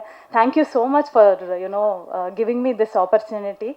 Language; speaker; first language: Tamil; non-native, learner; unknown